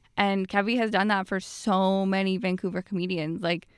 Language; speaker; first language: English; native; English